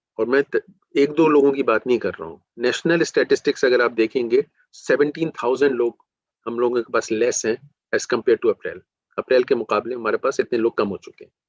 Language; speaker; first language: Urdu; native; Urdu